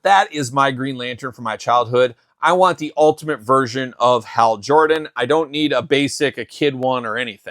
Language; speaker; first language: English; native; English